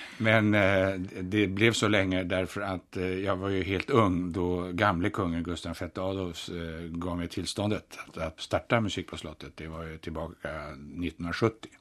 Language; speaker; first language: Swedish; native; Swedish